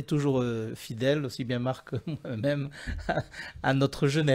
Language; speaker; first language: French; native; French